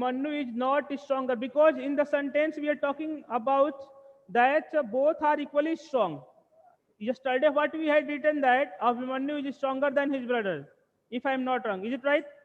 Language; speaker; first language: English; non-native, local second language; Hindi